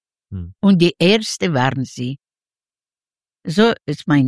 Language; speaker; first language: German; non-native, learner; Russian